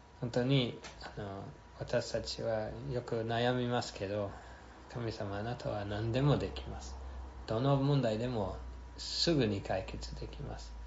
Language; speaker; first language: Japanese; non-native, fluent; English